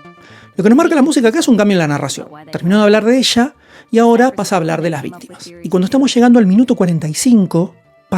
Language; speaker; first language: Spanish; native; Spanish